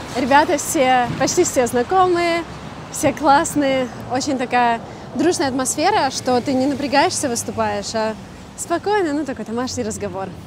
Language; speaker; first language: Russian; native; Russian